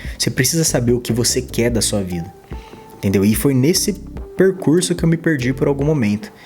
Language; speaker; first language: Portuguese; native; Portuguese